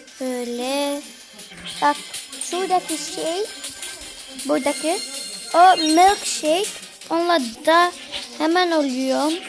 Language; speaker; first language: Turkish; early bilingual, heritage; Turkish